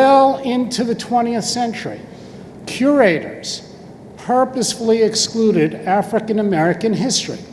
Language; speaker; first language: English; native; English